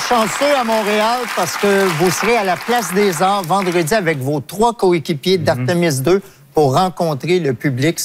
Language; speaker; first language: French; native; French